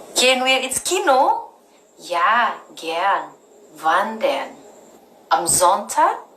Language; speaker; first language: German; non-native, learner; Indonesian